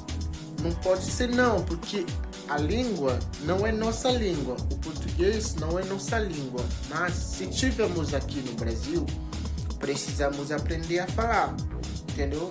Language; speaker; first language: Portuguese; non-native, learner; Haitian Creole